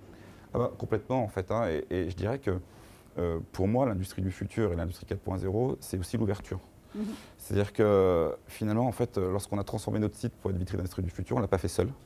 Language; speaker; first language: French; native; French